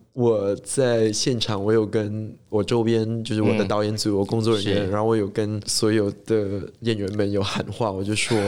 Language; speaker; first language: Chinese; non-native, local second language; English